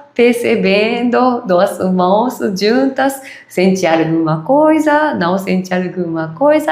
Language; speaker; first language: Portuguese; non-native, learner; Japanese